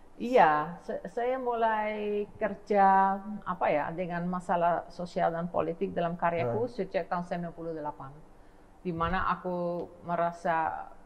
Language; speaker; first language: Indonesian; non-native, fluent; Dutch